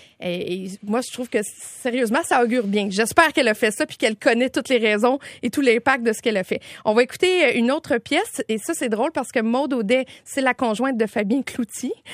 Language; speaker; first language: French; native; French